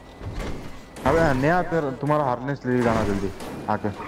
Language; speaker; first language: Hindi; native; Hindi